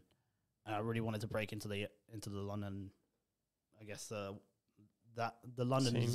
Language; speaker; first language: English; native; English